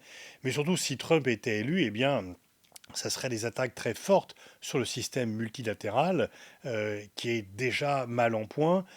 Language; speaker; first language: French; native; French